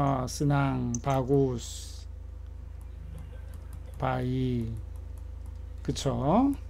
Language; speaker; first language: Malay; non-native, learner; Korean